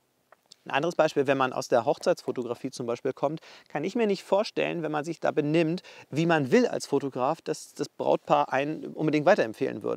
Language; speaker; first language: German; native; German